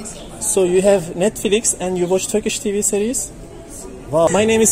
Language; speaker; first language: English; non-native, learner; Turkish